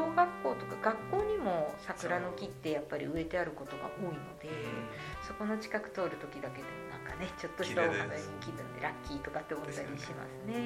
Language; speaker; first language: Japanese; native; Japanese